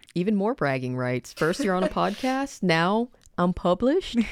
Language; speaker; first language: English; early bilingual, other home language; Spanish